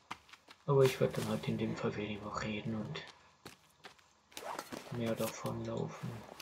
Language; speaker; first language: German; native; German